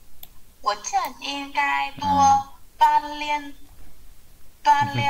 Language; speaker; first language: Chinese; non-native, learner; Vietnamese